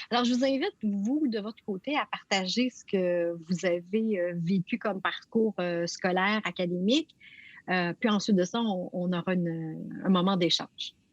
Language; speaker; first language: French; native; French